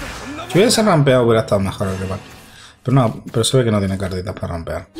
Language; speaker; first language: Spanish; native; Spanish